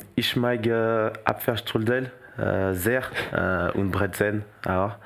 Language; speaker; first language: German; non-native, learner; French